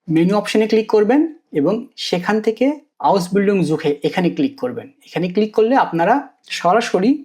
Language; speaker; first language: Bangla; native; Bangla